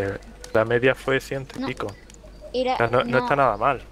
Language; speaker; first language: Spanish; native; Spanish